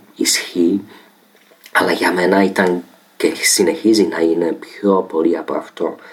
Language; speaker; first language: Greek; non-native, fluent; Polish